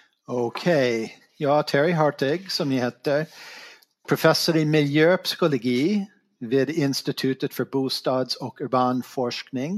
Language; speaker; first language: Swedish; non-native, fluent; English